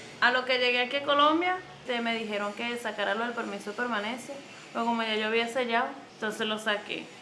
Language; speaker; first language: Spanish; native; Spanish